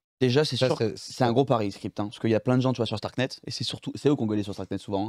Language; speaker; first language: French; native; French